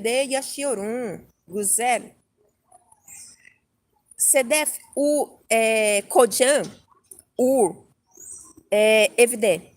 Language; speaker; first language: Turkish; non-native, learner; Portuguese